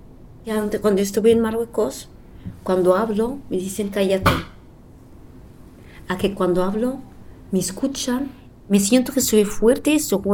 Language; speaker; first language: Spanish; non-native, fluent; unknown